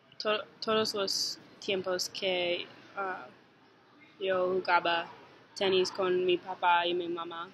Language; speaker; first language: Spanish; non-native, learner; English